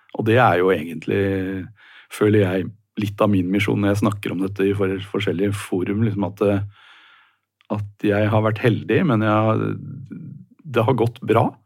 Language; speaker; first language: Norwegian; native; Norwegian